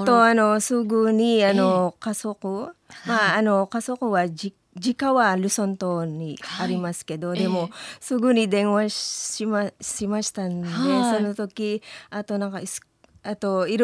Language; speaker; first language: Japanese; non-native, learner; Filipino